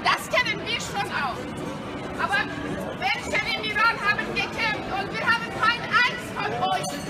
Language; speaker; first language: German; non-native, learner; Persian